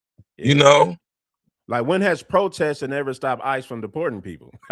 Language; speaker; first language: English; native; English